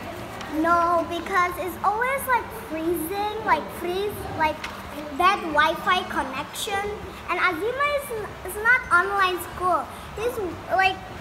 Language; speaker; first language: English; early bilingual, other home language; Indonesian